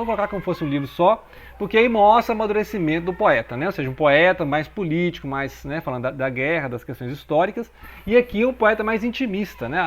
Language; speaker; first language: Portuguese; native; Portuguese